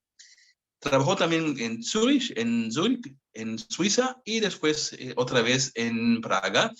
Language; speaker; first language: Spanish; non-native, fluent; Hebrew